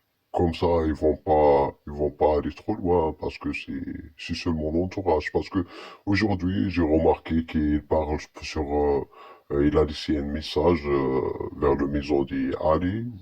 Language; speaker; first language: French; non-native, learner; Arabic